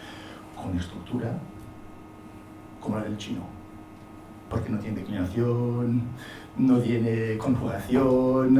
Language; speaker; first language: Spanish; non-native, fluent; Italian